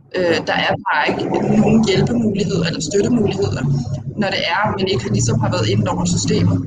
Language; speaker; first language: Danish; early bilingual, other home language; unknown